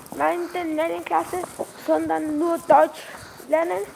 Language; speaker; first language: German; early bilingual, other home language; Turkish